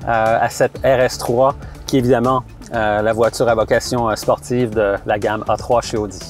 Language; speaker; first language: French; native; French